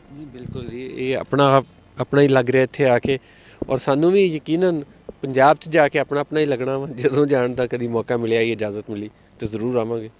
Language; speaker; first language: Punjabi; native; Punjabi